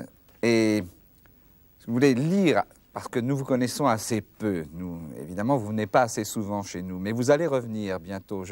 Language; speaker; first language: French; native; French